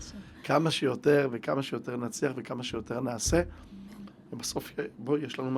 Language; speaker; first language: Hebrew; native; Hebrew